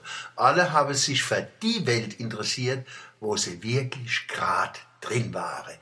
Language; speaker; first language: German; native; German